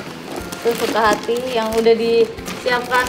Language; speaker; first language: Indonesian; native; Indonesian